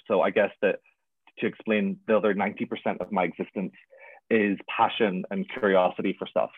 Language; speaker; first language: English; native; English